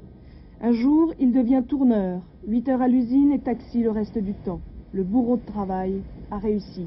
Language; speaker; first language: French; native; French